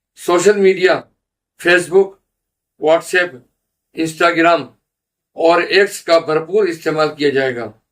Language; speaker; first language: Urdu; native; Urdu